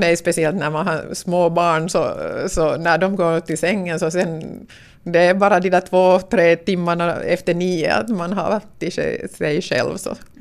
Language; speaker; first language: Swedish; non-native, local second language; Finnish